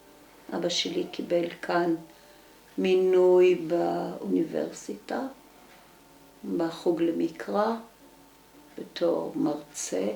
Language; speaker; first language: Hebrew; early bilingual, other home language; Dutch